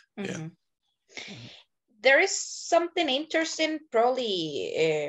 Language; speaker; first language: English; non-native, fluent; Spanish